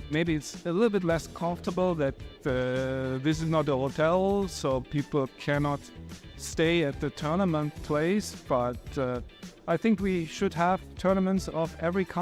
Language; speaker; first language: English; non-native, fluent; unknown